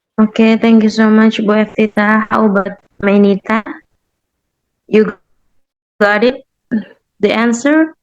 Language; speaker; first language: English; non-native, learner; Indonesian